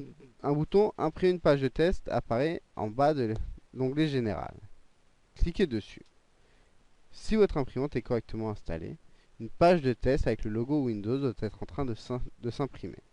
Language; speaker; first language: French; native; French